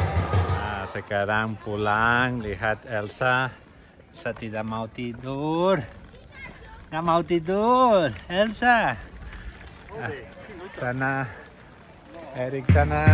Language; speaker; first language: Indonesian; non-native, learner; Catalan